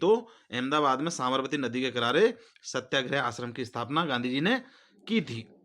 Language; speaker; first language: Hindi; native; Hindi